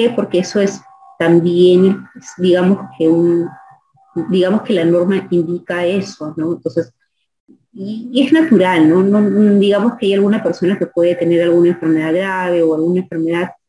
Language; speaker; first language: Spanish; native; Spanish